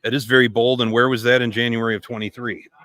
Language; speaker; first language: English; native; English